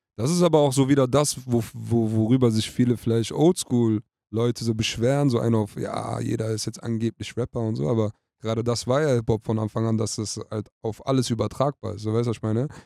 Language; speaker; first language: German; early bilingual, other home language; Turkish